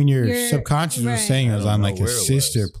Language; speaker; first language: English; native; English